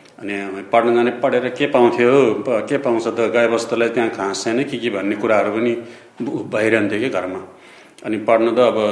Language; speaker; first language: Nepali; non-native, local second language; Eastern Tamang